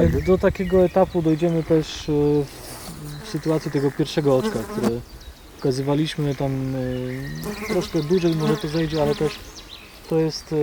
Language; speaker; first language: Polish; native; Polish